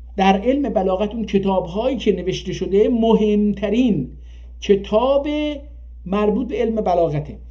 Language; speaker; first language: Persian; non-native, local second language; Azerbaijani